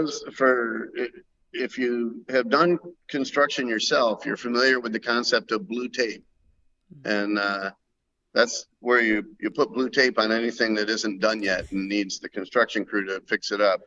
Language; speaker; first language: English; native; English